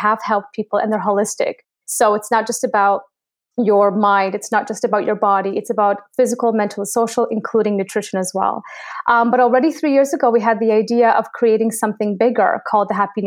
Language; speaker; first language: English; native; English